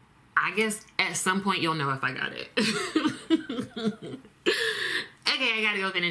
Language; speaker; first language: English; native; English